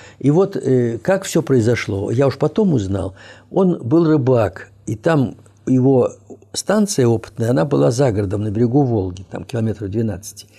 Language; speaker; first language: Russian; native; Russian